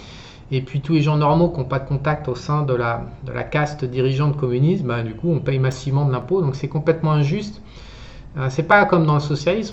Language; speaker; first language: French; native; French